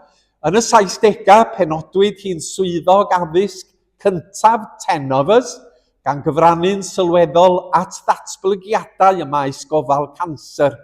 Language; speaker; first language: Welsh; native; Welsh